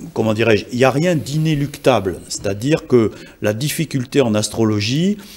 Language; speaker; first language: French; native; French